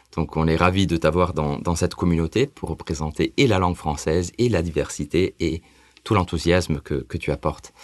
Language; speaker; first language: French; native; French